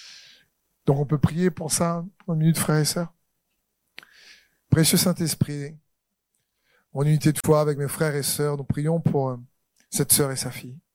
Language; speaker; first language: French; native; French